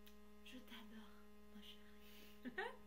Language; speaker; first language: French; non-native, learner; English